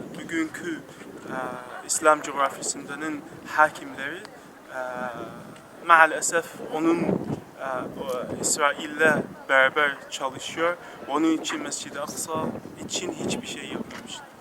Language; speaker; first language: Turkish; non-native, learner; Arabic